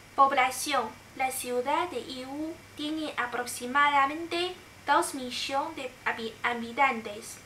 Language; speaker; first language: Spanish; non-native, fluent; Chinese